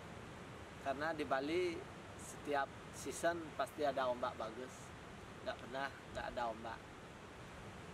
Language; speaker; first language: Indonesian; non-native, local second language; Balinese